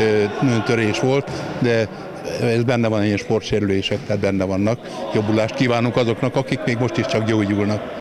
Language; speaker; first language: Hungarian; native; Hungarian